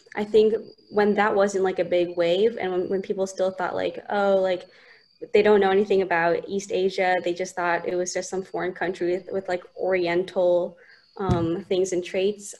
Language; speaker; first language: English; native; English